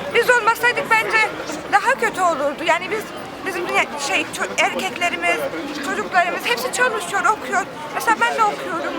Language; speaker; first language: Turkish; non-native, fluent; Arabic